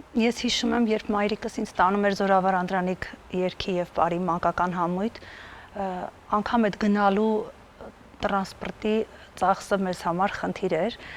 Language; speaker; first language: Armenian; native; Armenian